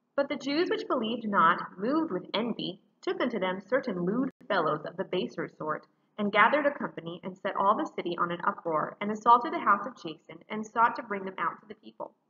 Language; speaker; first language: English; native; English